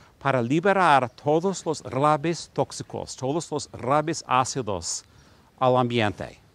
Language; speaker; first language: Spanish; non-native, learner; English